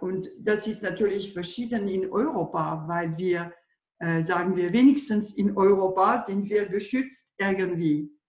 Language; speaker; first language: German; non-native, fluent; French